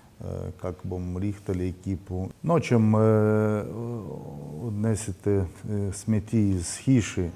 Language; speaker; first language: Slovenian; non-native, learner; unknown